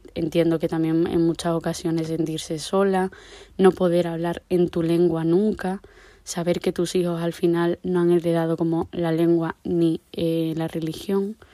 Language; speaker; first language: Spanish; native; Spanish